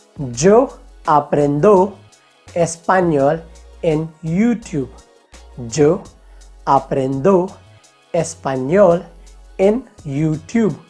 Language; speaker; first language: Spanish; non-native, fluent; Hindi